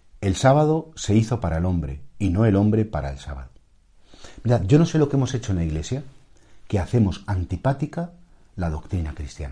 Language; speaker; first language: Spanish; native; Spanish